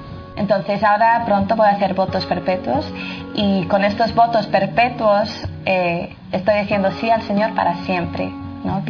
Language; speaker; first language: Spanish; non-native, fluent; French